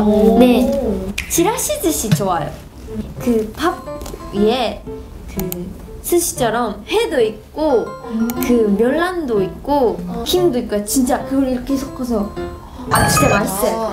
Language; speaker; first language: Korean; non-native, fluent; Japanese